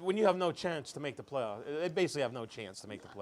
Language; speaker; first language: English; native; English